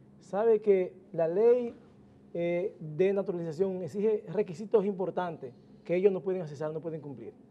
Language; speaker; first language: Spanish; native; Spanish